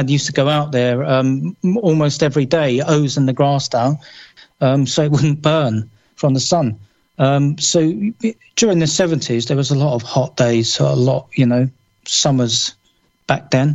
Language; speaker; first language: English; native; English